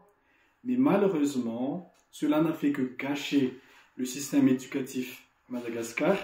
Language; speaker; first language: French; non-native, local second language; Malagasy